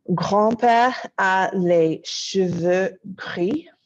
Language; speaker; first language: French; non-native, fluent; English